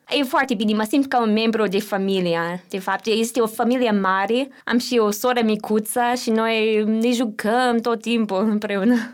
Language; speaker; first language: Romanian; non-native, learner; English